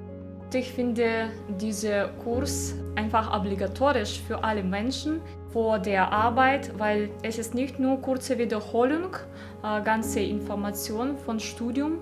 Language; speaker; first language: German; non-native, fluent; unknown